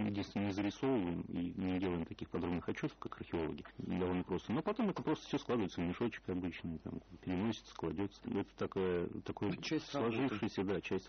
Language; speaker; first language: Russian; native; Russian